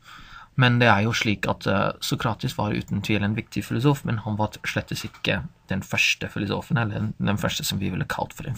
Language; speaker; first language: Norwegian; non-native, fluent; English